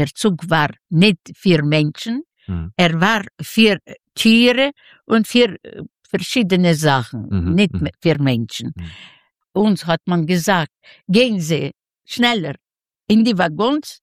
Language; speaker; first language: German; non-native, learner; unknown